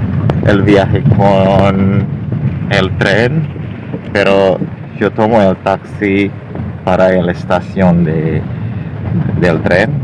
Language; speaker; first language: Spanish; non-native, learner; Indonesian